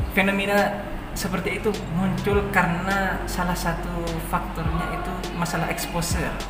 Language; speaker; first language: Indonesian; non-native, local second language; Madurese